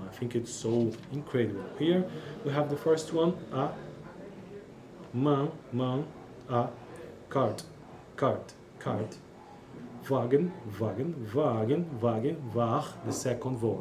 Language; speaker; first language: English; non-native, learner; Portuguese